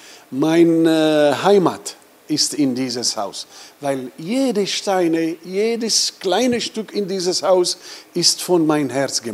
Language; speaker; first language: German; non-native, fluent; Arabic